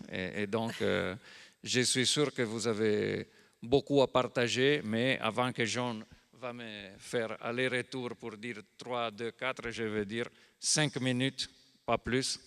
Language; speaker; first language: French; non-native, fluent; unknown